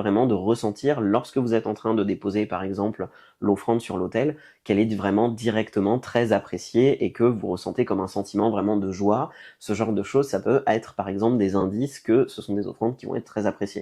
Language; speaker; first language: French; native; French